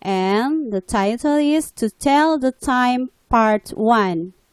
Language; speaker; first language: English; non-native, learner; Indonesian